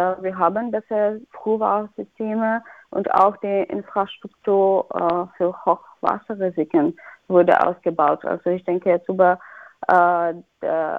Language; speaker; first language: German; non-native, fluent; Polish